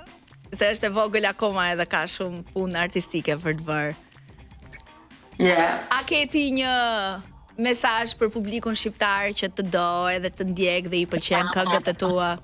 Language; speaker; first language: Albanian; native; Albanian